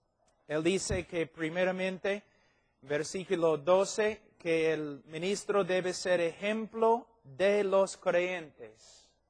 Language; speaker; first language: Spanish; non-native, fluent; English